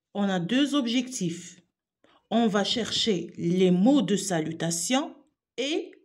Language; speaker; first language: French; non-native, local second language; Arabic